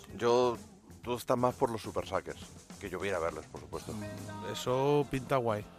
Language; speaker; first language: Spanish; native; Spanish